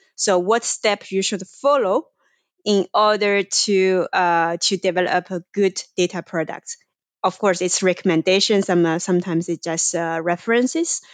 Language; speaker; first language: English; non-native, fluent; Chinese